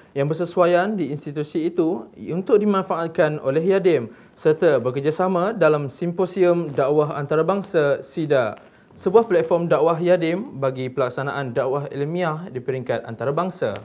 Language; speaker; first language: Malay; native; Malay